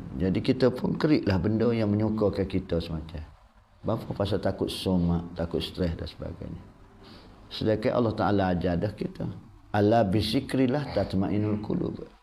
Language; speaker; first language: Malay; native; Malay